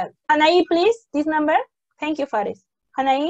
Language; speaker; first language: English; non-native, fluent; Spanish